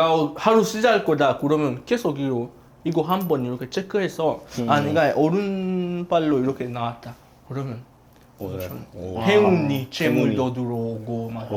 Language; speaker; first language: Korean; non-native, fluent; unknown